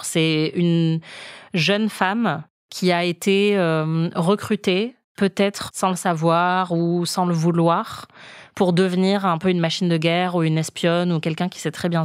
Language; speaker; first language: French; native; French